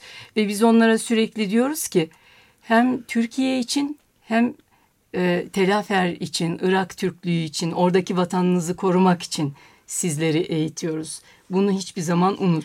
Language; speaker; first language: Turkish; native; Turkish